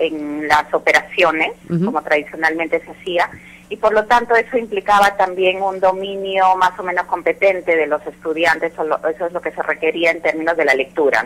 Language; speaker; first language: Spanish; native; Spanish